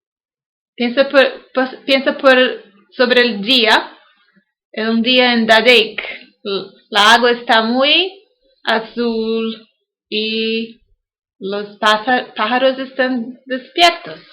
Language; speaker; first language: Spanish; non-native, learner; English